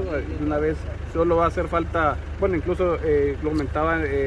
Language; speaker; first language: Spanish; native; Spanish